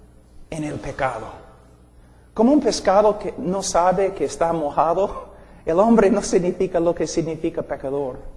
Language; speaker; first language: Spanish; non-native, fluent; English